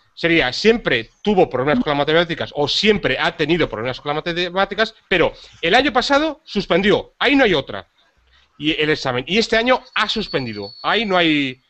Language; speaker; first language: Spanish; native; Spanish